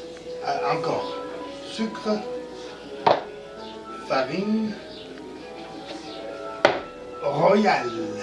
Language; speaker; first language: French; non-native, fluent; Spanish